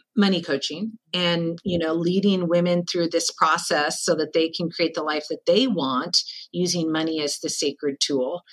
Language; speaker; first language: English; native; English